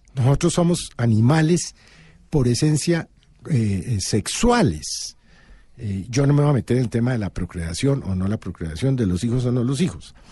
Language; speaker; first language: Spanish; native; Spanish